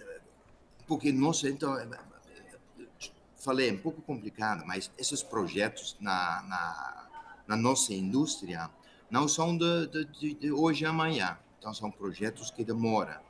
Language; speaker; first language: Portuguese; non-native, fluent; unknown